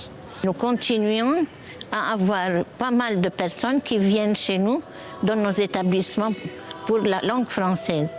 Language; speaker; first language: French; non-native, fluent; Arabic